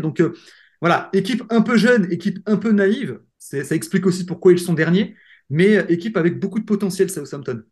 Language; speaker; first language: French; native; French